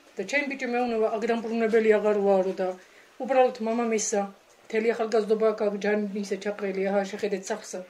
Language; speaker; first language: Georgian; native; Georgian